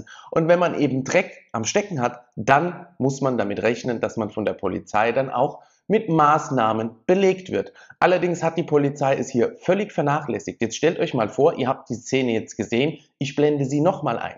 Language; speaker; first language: German; native; German